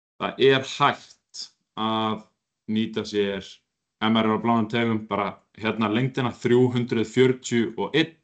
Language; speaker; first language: Icelandic; native; Icelandic